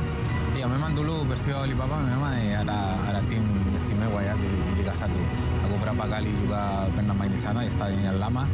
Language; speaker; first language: Indonesian; non-native, fluent; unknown